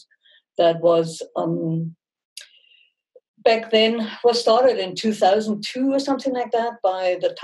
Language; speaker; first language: English; non-native, fluent; German